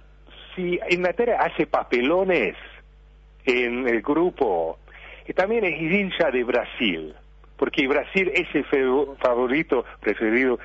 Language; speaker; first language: Spanish; early bilingual, heritage; Spanish